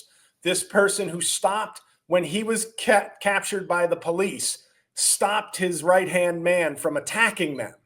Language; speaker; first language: English; native; English